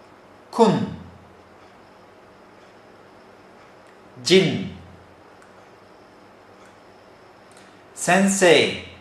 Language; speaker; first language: Japanese; non-native, fluent; Turkish